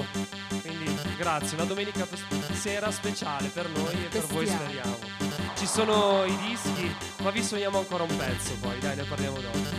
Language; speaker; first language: Italian; native; Italian